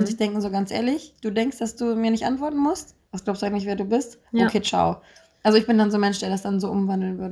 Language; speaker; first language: German; native; German